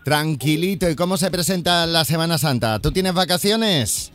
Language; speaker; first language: Spanish; native; Spanish